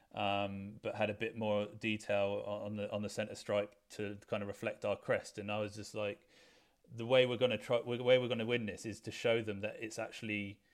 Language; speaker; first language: English; native; English